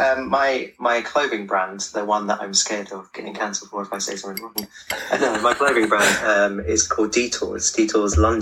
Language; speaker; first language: English; native; English